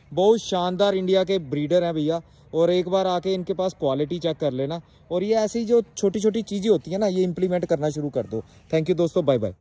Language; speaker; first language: Hindi; native; Hindi